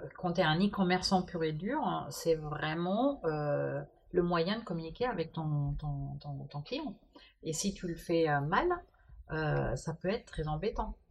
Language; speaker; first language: French; non-native, fluent; German